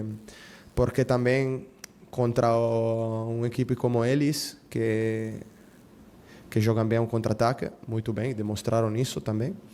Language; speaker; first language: Portuguese; non-native, fluent; Spanish